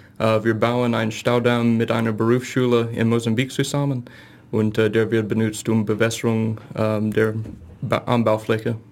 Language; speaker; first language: German; non-native, fluent; English